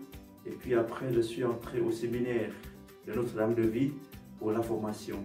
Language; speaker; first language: French; non-native, fluent; Vietnamese